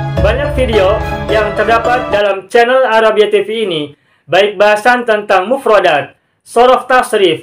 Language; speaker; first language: Indonesian; native; Indonesian